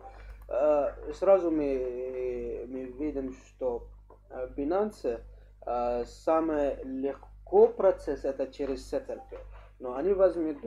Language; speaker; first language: Russian; non-native, learner; English